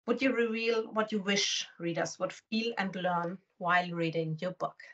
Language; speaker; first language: English; non-native, fluent; German